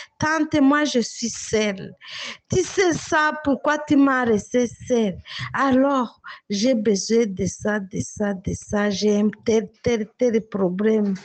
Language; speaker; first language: French; non-native, local second language; Swahili